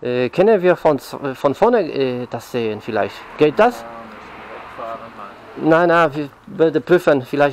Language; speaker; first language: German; non-native, learner; Polish